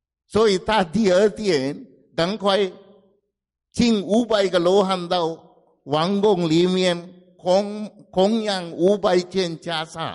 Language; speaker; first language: Chinese; non-native, fluent; Sinhala